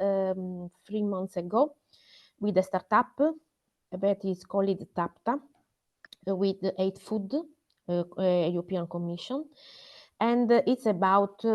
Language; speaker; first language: English; non-native, learner; Italian